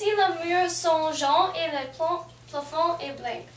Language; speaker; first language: French; non-native, learner; English